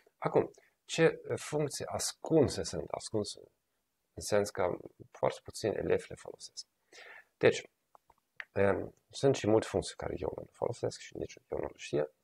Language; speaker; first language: Romanian; non-native, fluent; German